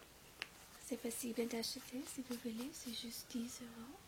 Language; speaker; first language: French; non-native, fluent; English